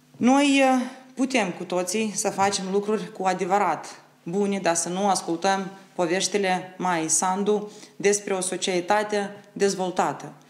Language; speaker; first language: Romanian; native; Romanian